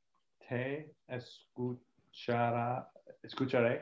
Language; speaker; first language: Spanish; non-native, learner; English